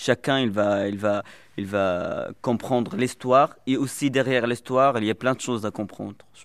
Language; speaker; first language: French; non-native, local second language; Arabic